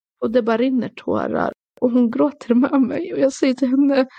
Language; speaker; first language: Swedish; early bilingual, other home language; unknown